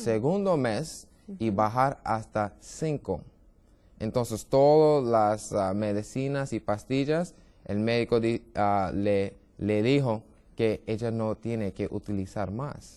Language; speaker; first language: Spanish; non-native, learner; English